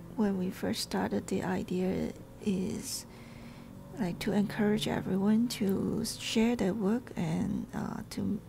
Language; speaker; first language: English; non-native, local second language; Cantonese